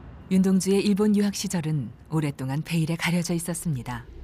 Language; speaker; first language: Korean; non-native, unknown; Japanese